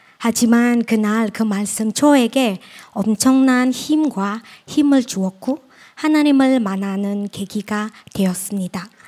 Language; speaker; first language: Korean; non-native, fluent; Indonesian